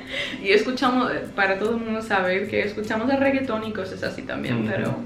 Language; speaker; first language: Spanish; non-native, fluent; English